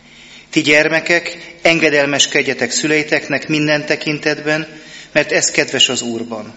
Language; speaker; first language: Hungarian; native; Hungarian